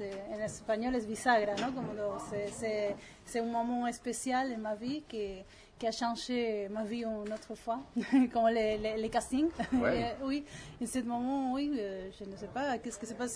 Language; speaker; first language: French; non-native, learner; Spanish